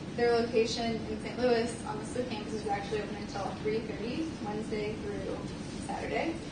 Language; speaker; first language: English; native; English